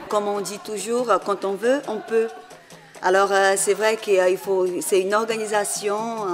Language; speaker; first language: French; non-native, fluent; Portuguese